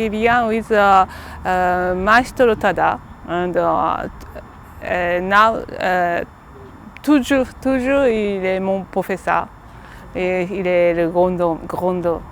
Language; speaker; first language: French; non-native, learner; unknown